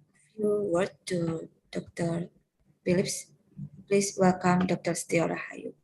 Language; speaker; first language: English; non-native, learner; Indonesian